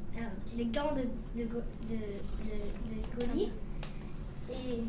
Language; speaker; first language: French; early bilingual, heritage; French